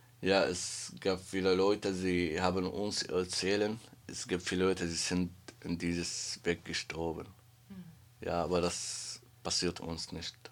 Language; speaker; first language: German; non-native, learner; Arabic